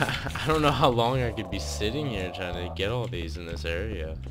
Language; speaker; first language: English; native; English